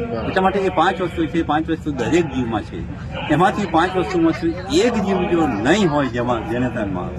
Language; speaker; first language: Gujarati; non-native, local second language; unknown